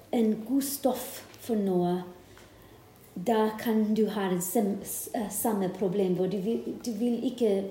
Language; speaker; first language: Norwegian; non-native, fluent; English